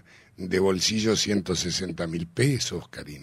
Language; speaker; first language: Spanish; native; Spanish